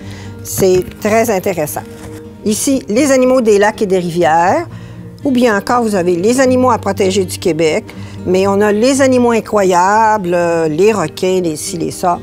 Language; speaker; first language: French; native; French